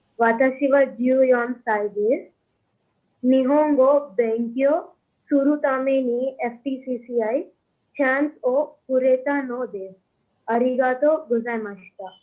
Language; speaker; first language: Japanese; non-native, learner; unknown